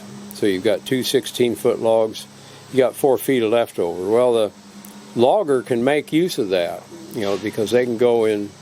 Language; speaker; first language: English; native; English